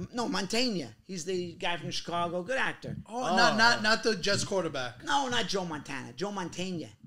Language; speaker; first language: English; native; English